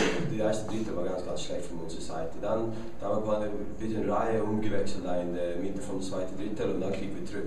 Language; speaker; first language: German; non-native, fluent; Swedish